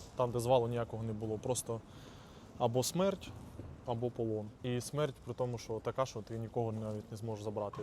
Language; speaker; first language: Ukrainian; native; Ukrainian